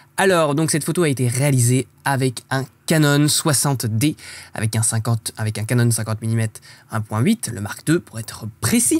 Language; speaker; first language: French; native; French